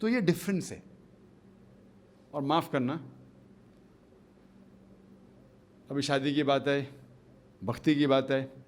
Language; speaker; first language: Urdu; non-native, local second language; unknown